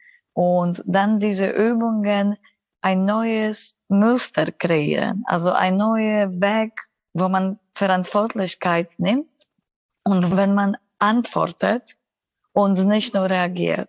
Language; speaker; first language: German; non-native, fluent; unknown